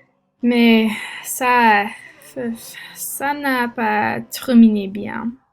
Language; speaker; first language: French; non-native, learner; English